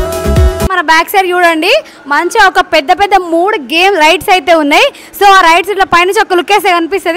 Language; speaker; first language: Telugu; native; Telugu